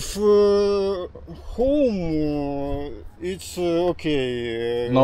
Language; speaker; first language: English; non-native, learner; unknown